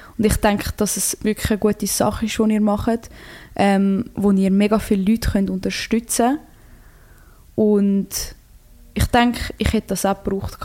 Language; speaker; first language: German; early bilingual, other home language; Croatian